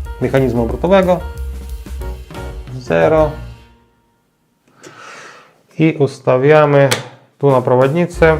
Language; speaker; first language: Polish; non-native, learner; Ukrainian